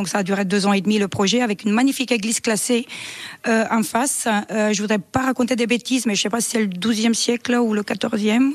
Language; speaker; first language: French; non-native, fluent; Romanian